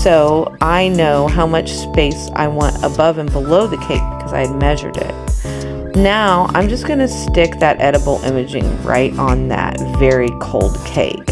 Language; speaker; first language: English; native; English